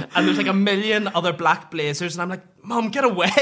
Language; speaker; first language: English; native; English